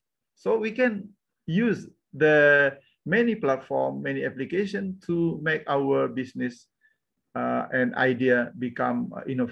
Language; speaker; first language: English; non-native, learner; Indonesian